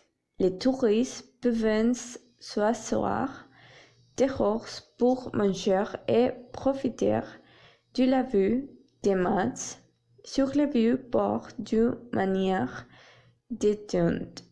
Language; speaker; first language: French; non-native, learner; Spanish